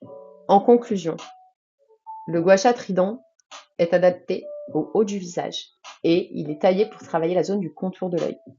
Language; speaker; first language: French; native; French